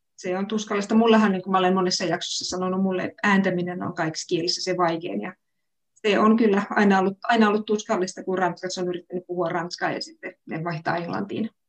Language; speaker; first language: Finnish; native; Finnish